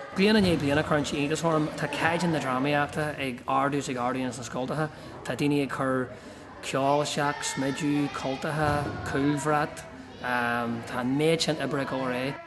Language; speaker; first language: Irish; non-native, local second language; English